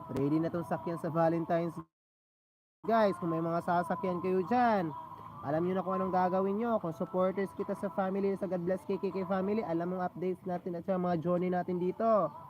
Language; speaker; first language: Filipino; non-native, local second language; Cebuano